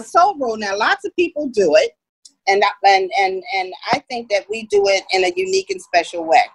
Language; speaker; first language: English; native; English